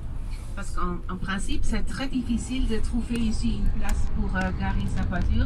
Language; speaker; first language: French; non-native, fluent; Dutch